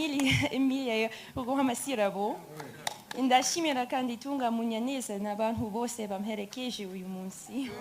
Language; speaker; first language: Kinyarwanda; non-native, learner; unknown